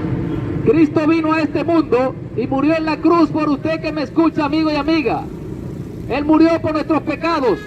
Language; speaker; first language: Spanish; native; Spanish